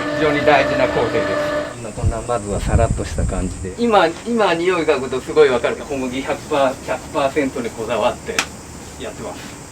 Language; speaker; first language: Japanese; native; Japanese